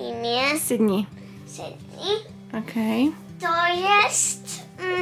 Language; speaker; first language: Polish; early bilingual, heritage; Polish